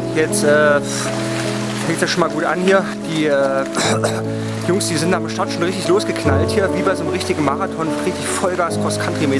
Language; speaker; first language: German; native; German